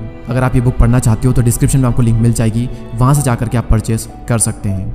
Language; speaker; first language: Hindi; native; Hindi